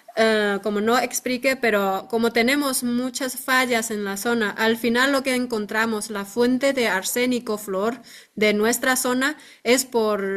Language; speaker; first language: Spanish; non-native, fluent; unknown